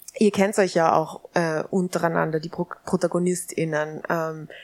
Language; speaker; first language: German; native; German